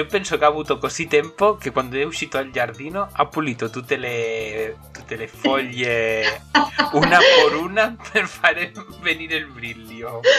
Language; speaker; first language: Italian; non-native, learner; Spanish